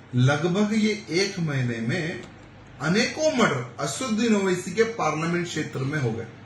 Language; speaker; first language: Hindi; non-native, local second language; Telugu